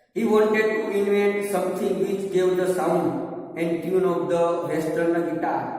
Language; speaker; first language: English; non-native, local second language; Gujarati